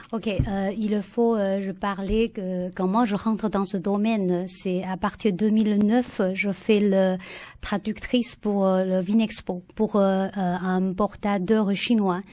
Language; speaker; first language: French; non-native, learner; Chinese